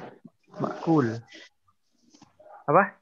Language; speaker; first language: Indonesian; native; Indonesian